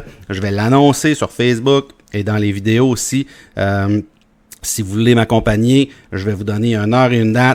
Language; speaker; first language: French; native; French